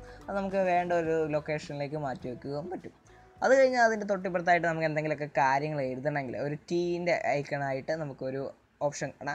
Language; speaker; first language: Malayalam; native; Malayalam